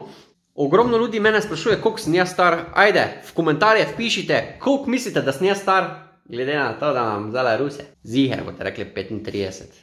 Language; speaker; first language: Slovenian; native; Slovenian